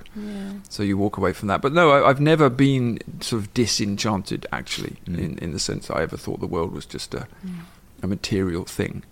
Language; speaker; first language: English; native; English